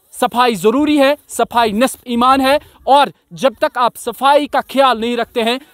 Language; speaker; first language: Hindi; non-native, local second language; Kashmiri